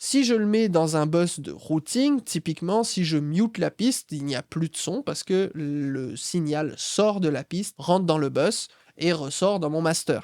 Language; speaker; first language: French; native; French